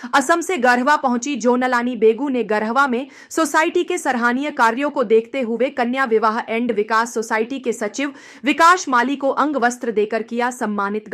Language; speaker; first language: Hindi; native; Hindi